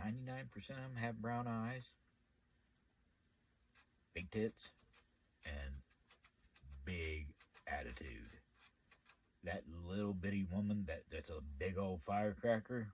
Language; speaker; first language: English; native; English